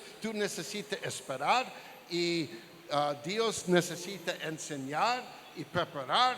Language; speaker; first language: Spanish; non-native, learner; English